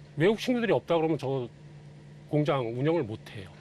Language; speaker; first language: Korean; native; Korean